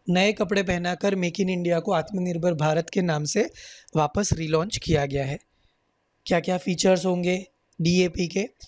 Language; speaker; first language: Hindi; native; Hindi